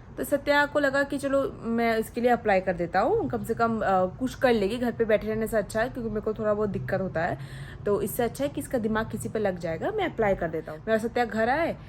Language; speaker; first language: Hindi; non-native, local second language; Odia